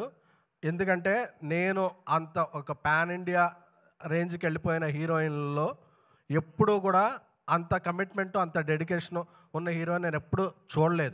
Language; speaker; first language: Telugu; native; Telugu